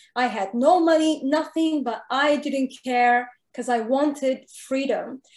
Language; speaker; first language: English; non-native, fluent; Arabic